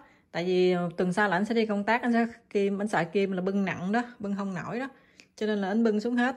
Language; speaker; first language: Vietnamese; native; Vietnamese